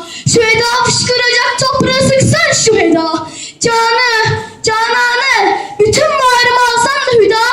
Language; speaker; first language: Turkish; native; Turkish